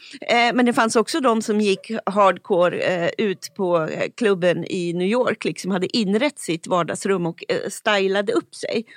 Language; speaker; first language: Swedish; native; Swedish